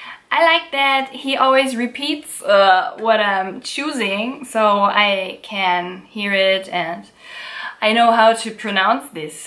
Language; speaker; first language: English; non-native, fluent; German